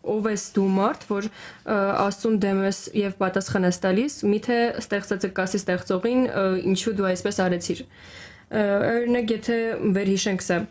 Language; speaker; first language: Armenian; native; Armenian